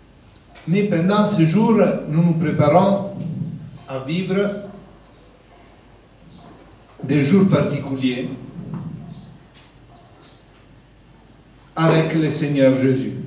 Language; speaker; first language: French; non-native, fluent; Italian